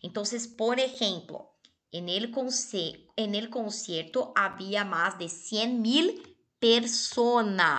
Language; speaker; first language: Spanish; non-native, fluent; Portuguese